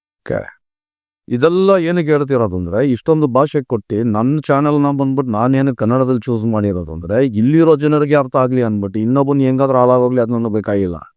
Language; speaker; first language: Kannada; non-native, local second language; Tamil